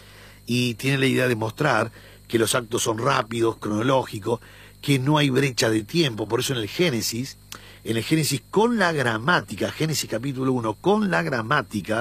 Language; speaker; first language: Spanish; native; Spanish